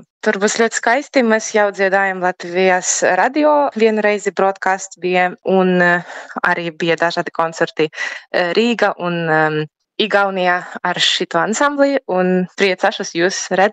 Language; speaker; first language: Latvian; non-native, learner; Ukrainian